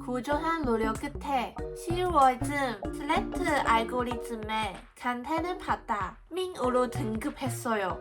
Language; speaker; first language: Korean; non-native, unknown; Cantonese